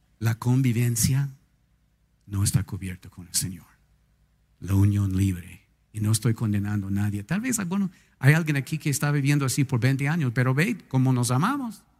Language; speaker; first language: Spanish; non-native, fluent; English